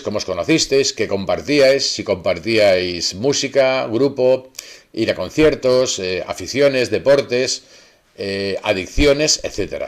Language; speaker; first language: Spanish; native; Spanish